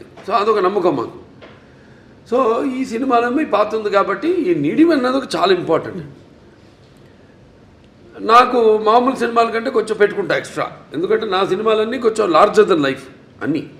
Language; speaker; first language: Telugu; native; Telugu